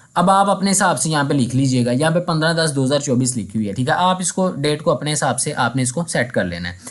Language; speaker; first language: Urdu; non-native, local second language; Punjabi